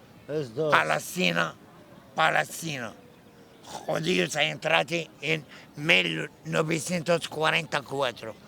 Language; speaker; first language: Spanish; non-native, learner; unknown